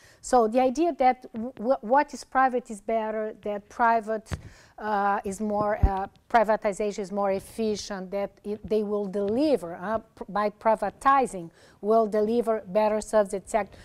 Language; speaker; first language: English; non-native, fluent; Portuguese